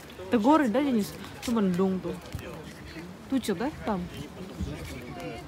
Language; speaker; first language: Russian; non-native, learner; Indonesian